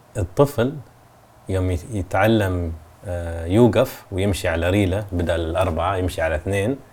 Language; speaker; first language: Arabic; native; Arabic